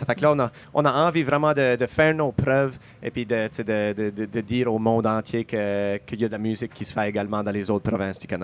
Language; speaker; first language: French; native; French